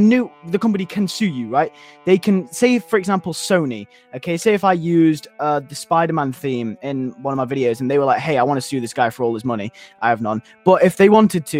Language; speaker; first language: English; native; English